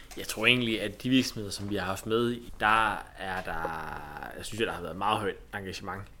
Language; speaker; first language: Danish; native; Danish